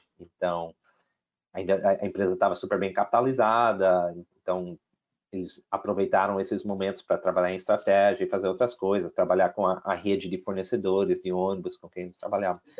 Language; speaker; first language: Portuguese; non-native, fluent; English